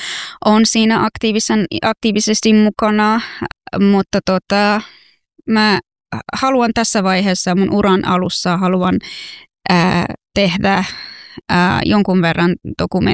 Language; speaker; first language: Finnish; non-native, fluent; Persian